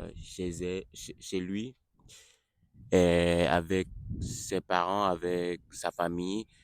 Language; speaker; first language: French; non-native, learner; English